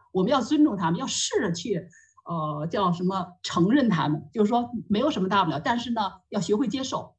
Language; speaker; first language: Chinese; native; Chinese